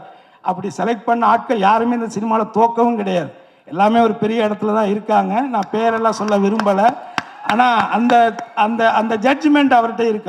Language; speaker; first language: Tamil; native; Tamil